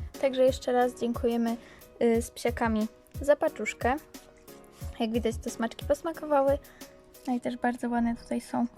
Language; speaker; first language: Polish; native; Polish